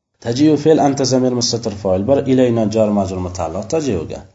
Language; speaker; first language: Arabic; non-native, fluent; Uzbek